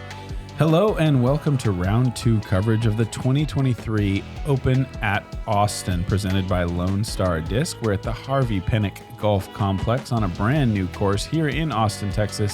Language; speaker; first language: English; native; English